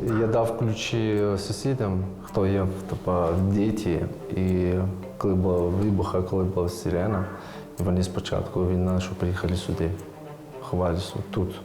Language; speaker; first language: Ukrainian; non-native, learner; Persian